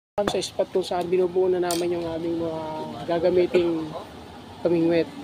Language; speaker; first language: Filipino; native; Filipino